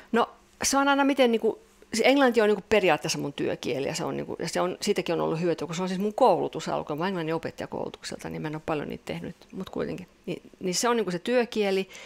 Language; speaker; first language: Finnish; non-native, local second language; Swedish